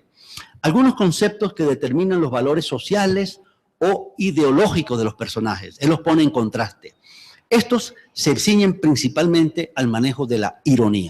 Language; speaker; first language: Spanish; native; Spanish